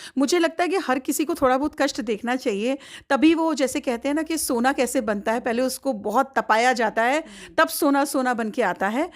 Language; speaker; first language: Hindi; native; Hindi